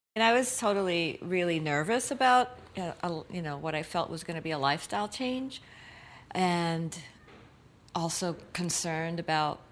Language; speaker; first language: English; native; English